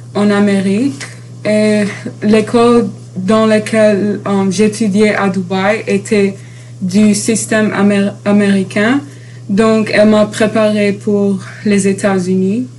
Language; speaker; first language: French; non-native, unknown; Arabic